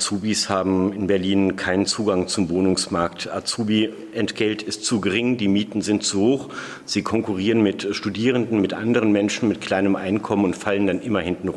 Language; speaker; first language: German; native; German